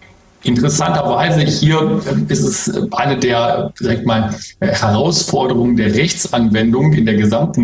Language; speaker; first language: German; native; German